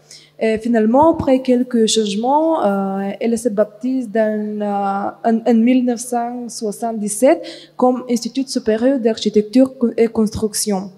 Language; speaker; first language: French; non-native, fluent; Bulgarian